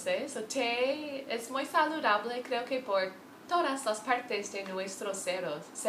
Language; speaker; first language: Spanish; non-native, fluent; English